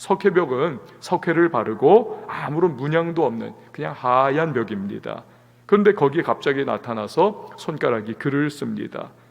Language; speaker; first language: Korean; native; Korean